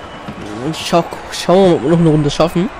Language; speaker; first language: German; native; German